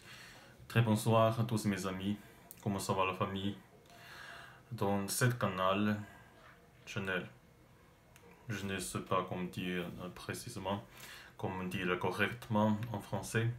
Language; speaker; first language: French; non-native, learner; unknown